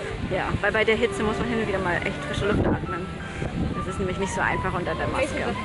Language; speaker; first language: German; native; German